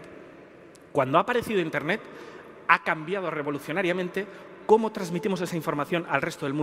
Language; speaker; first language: Spanish; native; Spanish